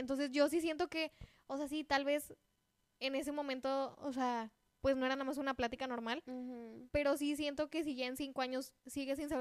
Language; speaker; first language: Spanish; native; Spanish